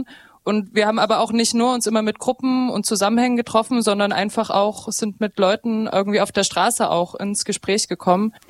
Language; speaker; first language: German; native; German